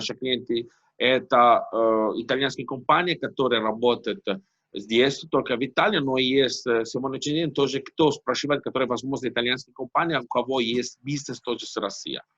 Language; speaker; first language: Russian; non-native, learner; Italian